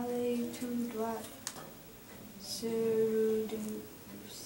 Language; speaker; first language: French; non-native, learner; English